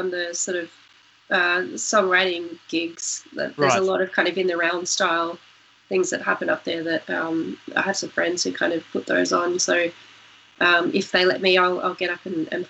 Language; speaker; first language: English; native; English